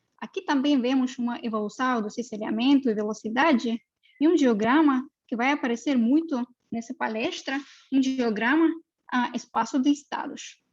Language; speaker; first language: Portuguese; non-native, fluent; Russian